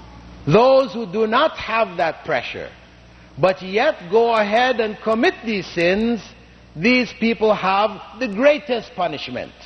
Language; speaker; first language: English; non-native, fluent; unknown